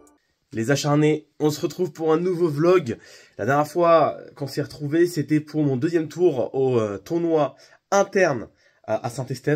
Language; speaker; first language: French; native; French